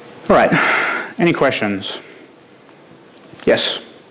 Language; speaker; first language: English; native; English